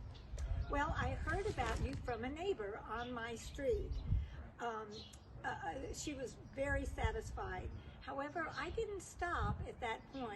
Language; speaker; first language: English; native; English